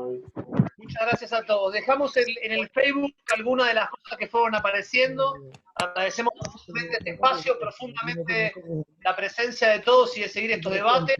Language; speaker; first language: Spanish; native; Spanish